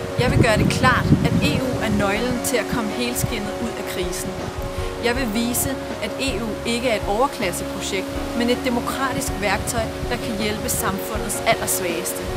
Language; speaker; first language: Danish; early bilingual, other home language; Persian